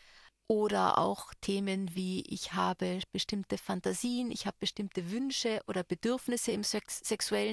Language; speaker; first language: German; native; German